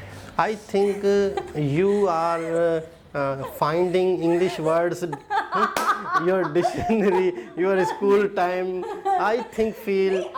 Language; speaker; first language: English; non-native, learner; Urdu